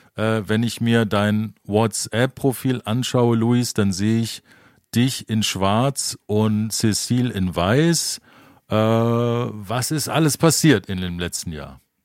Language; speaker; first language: German; native; German